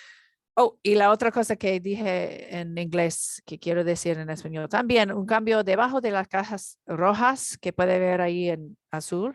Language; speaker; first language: Spanish; non-native, learner; English